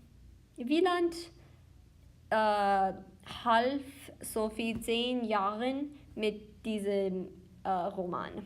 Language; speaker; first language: German; non-native, learner; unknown